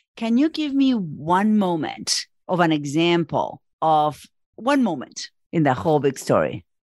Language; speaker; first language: English; non-native, fluent; Spanish